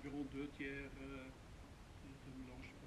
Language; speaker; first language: French; non-native, fluent; Dutch